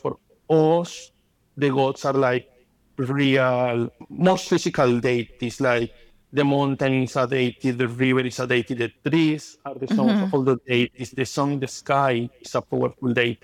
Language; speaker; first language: English; non-native, fluent; Spanish